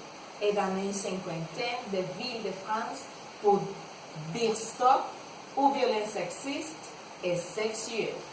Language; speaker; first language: French; non-native, learner; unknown